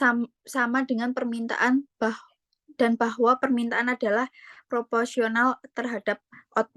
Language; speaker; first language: Indonesian; native; Indonesian